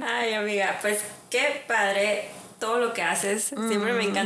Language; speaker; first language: Spanish; early bilingual, heritage; Spanish